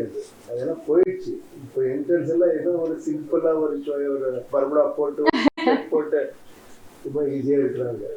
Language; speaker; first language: Tamil; non-native, learner; Kannada